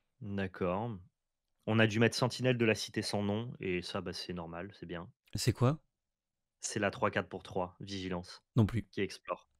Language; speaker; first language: French; native; French